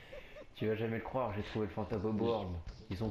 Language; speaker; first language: French; native; French